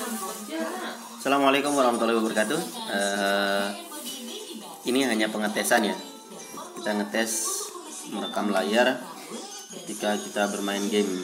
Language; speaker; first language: Indonesian; native; Indonesian